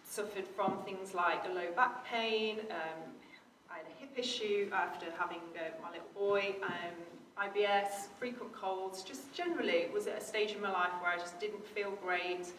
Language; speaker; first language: English; native; English